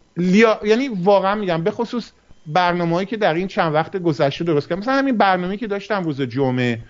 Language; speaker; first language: Persian; early bilingual, heritage; Persian